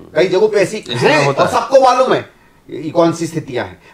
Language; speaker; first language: Hindi; native; Hindi